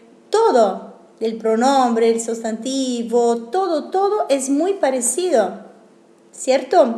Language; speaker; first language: Spanish; non-native, fluent; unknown